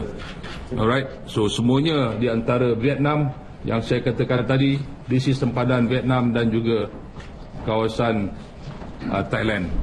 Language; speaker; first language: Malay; native; Malay